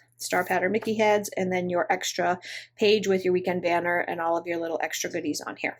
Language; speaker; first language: English; native; English